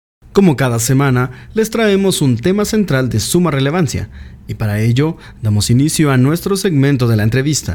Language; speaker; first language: Spanish; native; Spanish